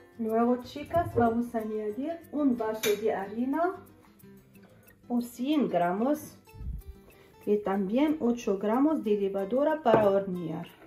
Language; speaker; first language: Spanish; non-native, fluent; Arabic